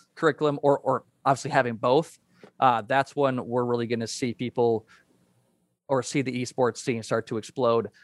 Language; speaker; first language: English; native; English